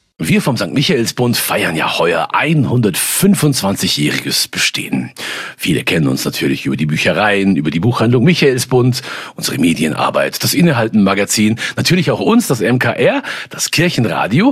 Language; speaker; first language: German; native; German